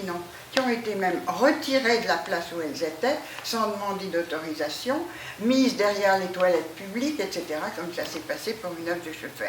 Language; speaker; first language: French; native; French